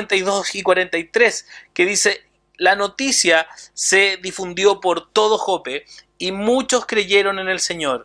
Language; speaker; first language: Spanish; native; Spanish